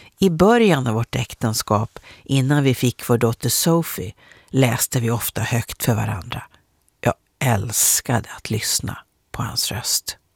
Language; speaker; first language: Swedish; native; Swedish